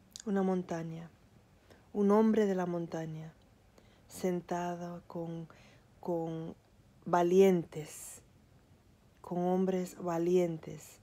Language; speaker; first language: Spanish; early bilingual, heritage; Spanish